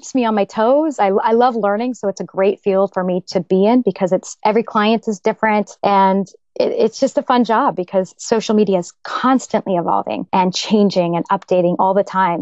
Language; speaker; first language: English; native; English